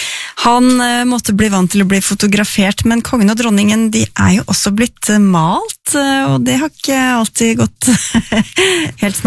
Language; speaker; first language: Norwegian; native; Norwegian